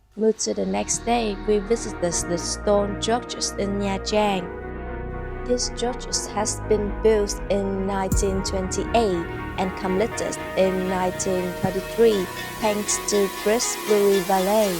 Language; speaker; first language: English; non-native, learner; Vietnamese